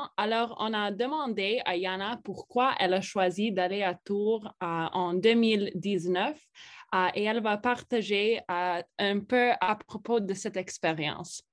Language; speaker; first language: French; non-native, fluent; English